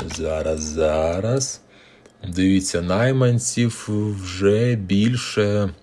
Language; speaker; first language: Ukrainian; non-native, local second language; Russian